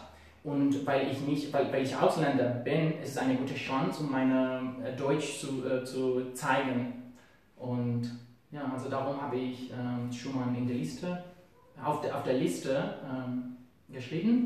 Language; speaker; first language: German; non-native, fluent; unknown